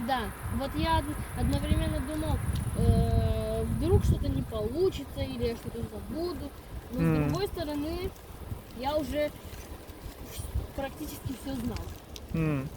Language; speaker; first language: Russian; early bilingual, other home language; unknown